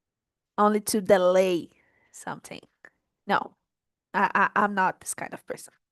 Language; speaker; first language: English; non-native, learner; Portuguese